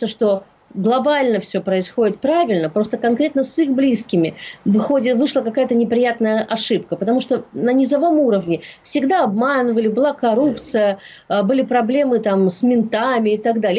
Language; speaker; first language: Russian; native; Russian